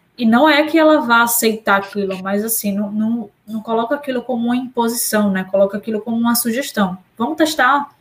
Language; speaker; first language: Portuguese; native; Portuguese